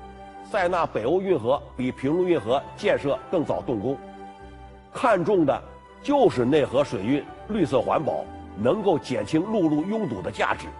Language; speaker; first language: Chinese; native; Chinese